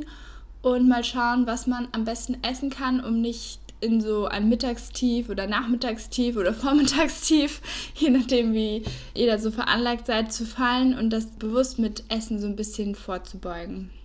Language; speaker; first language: German; native; German